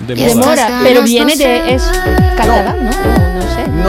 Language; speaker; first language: Spanish; non-native, fluent; English